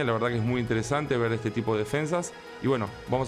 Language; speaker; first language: Spanish; native; Spanish